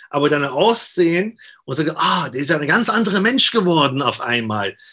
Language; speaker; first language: German; non-native, fluent; Persian